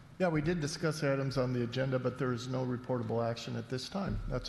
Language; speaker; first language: English; native; English